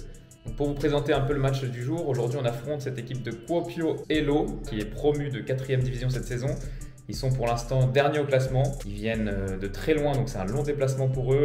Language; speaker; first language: French; native; French